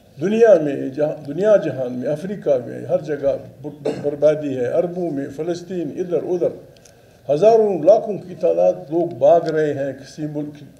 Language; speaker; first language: Urdu; non-native, local second language; Pashto